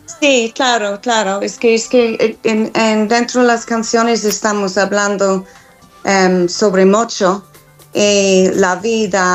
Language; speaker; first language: Spanish; non-native, fluent; English